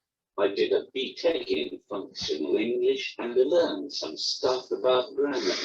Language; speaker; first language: English; native; English